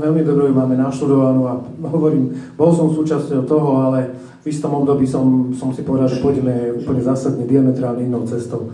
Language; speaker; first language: Slovak; native; Slovak